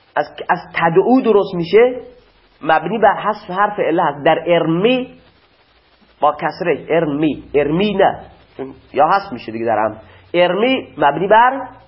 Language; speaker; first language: Persian; non-native, local second language; Baluchi